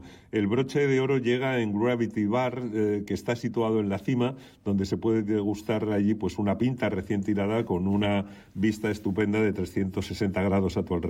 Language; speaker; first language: Spanish; native; Spanish